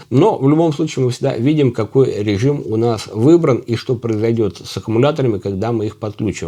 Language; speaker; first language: Russian; native; Russian